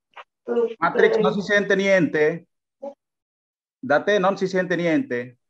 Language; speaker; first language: Italian; non-native, learner; Indonesian